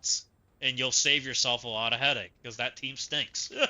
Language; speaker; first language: English; native; English